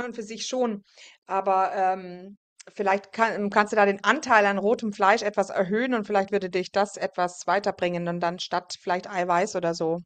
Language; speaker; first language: German; native; German